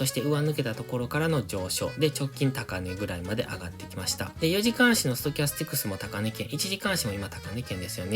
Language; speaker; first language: Japanese; native; Japanese